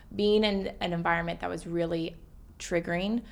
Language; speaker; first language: English; native; English